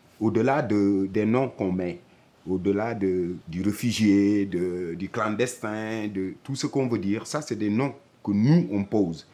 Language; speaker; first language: French; non-native, local second language; Wolof